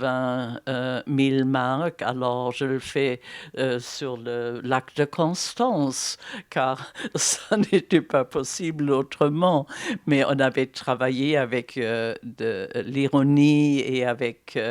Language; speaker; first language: French; non-native, fluent; German